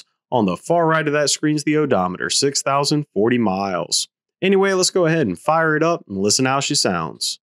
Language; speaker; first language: English; native; English